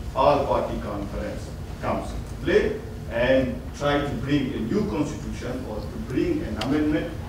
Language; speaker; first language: English; non-native, fluent; Morisyen